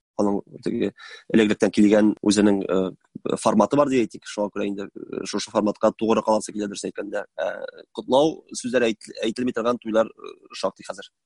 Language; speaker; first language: Tatar; native; Tatar